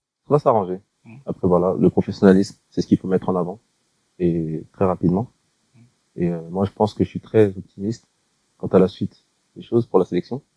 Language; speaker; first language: French; native; French